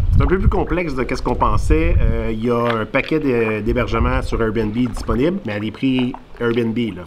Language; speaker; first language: French; native; French